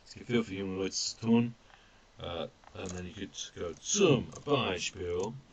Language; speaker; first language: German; non-native, fluent; English